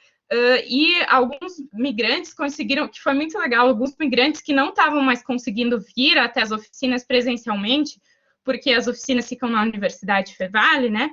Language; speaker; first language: Portuguese; native; Portuguese